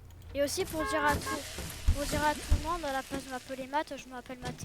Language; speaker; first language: French; native; French